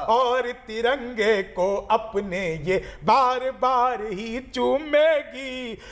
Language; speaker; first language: Hindi; native; Hindi